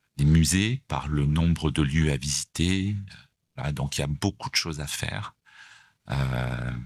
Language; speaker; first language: French; native; French